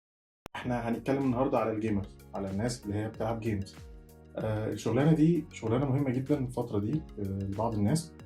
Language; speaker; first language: Arabic; native; Arabic